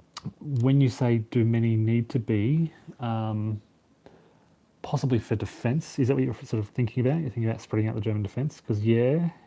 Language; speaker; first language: English; native; English